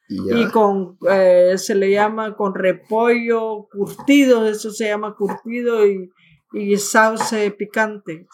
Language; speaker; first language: Spanish; native; Spanish